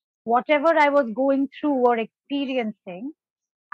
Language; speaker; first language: English; non-native, local second language; Bangla